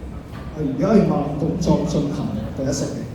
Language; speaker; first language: Cantonese; native; Cantonese